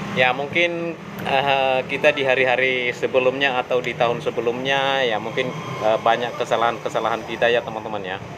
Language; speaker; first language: Indonesian; non-native, local second language; Nias